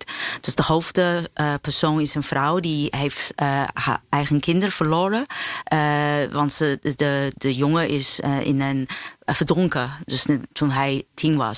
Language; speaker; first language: Dutch; non-native, fluent; Chinese